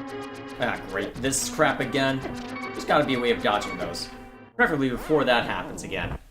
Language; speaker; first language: English; native; English